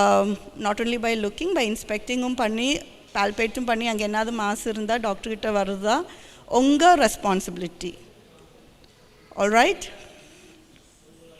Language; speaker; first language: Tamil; early bilingual, heritage; Tamil